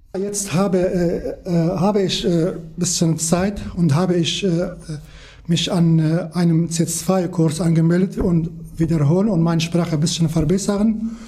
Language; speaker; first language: German; non-native, learner; Kurdish